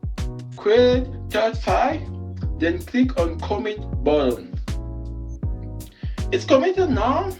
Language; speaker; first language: English; non-native, fluent; French